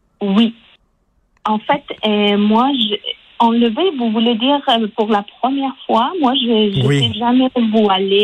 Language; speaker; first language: French; non-native, local second language; Persian